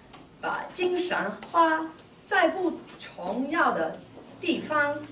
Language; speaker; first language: Chinese; non-native, learner; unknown